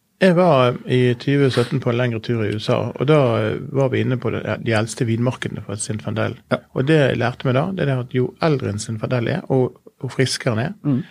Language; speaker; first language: Norwegian; native; Norwegian